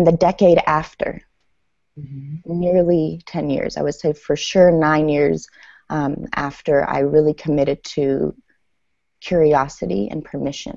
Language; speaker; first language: English; early bilingual, other home language; Persian